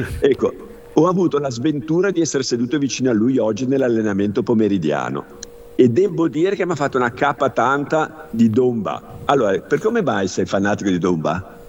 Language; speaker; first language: Italian; native; Italian